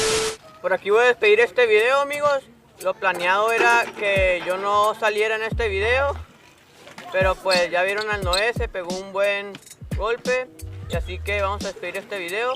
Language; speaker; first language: Spanish; native; Spanish